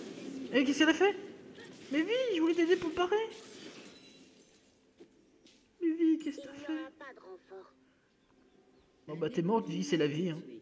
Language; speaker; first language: French; native; French